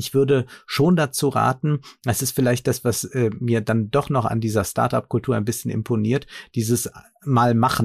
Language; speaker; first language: German; native; German